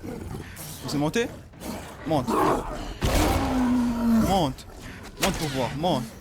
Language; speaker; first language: French; native; French